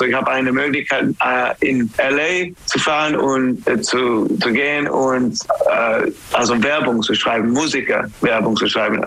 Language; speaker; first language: German; non-native, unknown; English